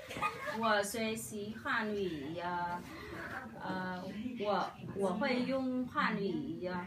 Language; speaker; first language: Chinese; non-native, learner; Vietnamese